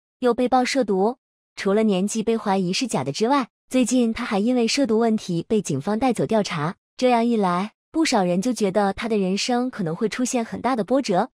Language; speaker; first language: Chinese; native; Chinese